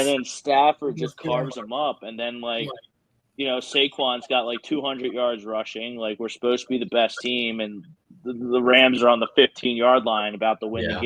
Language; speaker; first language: English; native; English